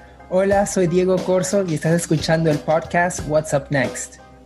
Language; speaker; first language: Spanish; early bilingual, heritage; Spanish